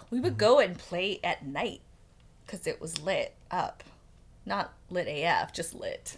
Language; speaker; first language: English; native; English